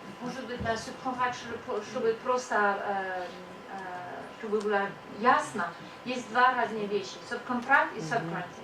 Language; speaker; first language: Russian; non-native, learner; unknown